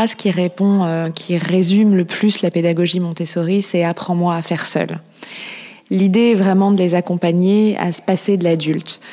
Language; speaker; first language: French; native; French